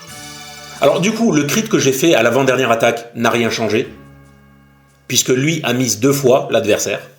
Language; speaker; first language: French; native; French